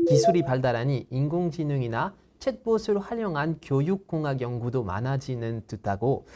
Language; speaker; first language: Korean; non-native, fluent; French